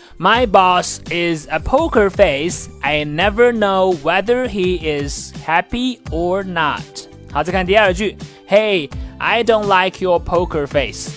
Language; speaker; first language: English; non-native, fluent; Chinese